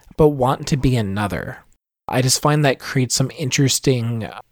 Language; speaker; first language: English; native; English